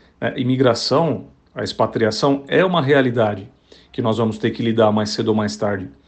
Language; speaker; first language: Portuguese; native; Portuguese